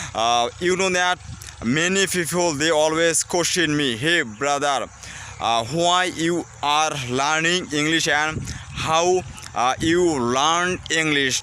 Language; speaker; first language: English; non-native, learner; Bangla